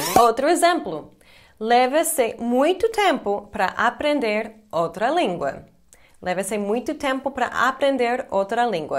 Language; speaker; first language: Portuguese; non-native, fluent; English